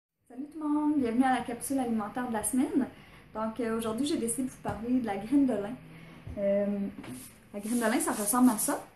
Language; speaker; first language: French; native; French